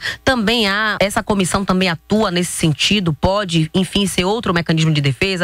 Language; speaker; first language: Portuguese; native; Portuguese